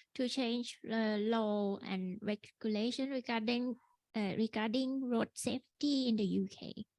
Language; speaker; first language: English; non-native, fluent; Thai